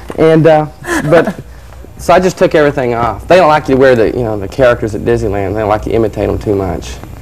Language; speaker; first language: English; native; English